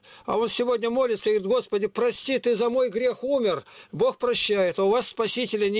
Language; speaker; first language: Russian; native; Russian